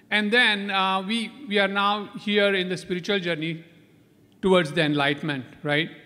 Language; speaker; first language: English; non-native, local second language; Konkani